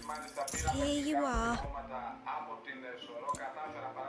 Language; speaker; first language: Greek; native; Greek